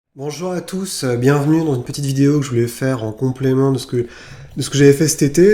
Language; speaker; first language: French; native; French